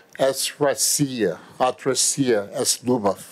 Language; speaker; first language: Russian; non-native, learner; English